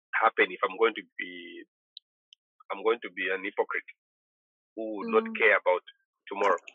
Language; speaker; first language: English; non-native, local second language; Bemba